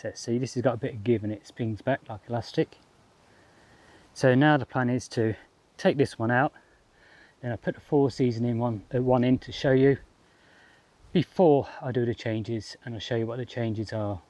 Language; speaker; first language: English; native; English